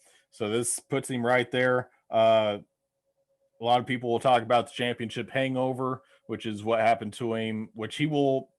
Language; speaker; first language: English; native; English